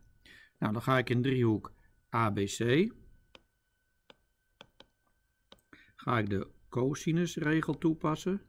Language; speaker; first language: Dutch; native; Dutch